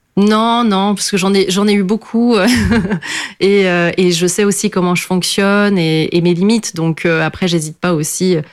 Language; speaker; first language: French; early bilingual, other home language; Portuguese